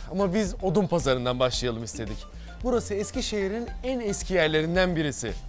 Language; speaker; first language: Turkish; native; Turkish